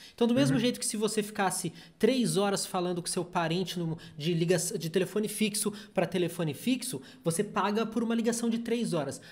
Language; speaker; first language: Portuguese; native; Portuguese